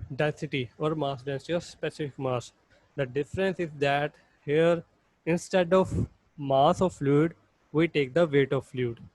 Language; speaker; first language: English; non-native, local second language; Punjabi